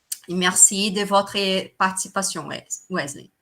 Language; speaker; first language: French; non-native, fluent; Portuguese